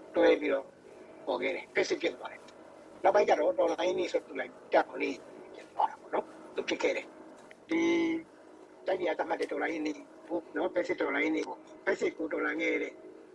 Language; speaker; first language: Burmese; native; Burmese